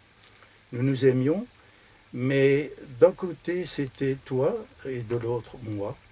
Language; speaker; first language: French; native; French